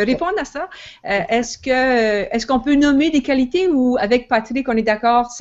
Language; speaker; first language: French; native; French